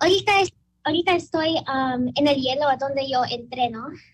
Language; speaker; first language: Spanish; early bilingual, heritage; Spanish